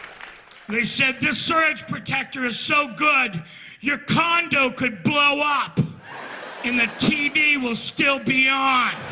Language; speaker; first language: English; native; English